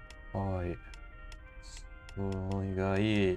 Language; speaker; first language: Japanese; non-native, learner; English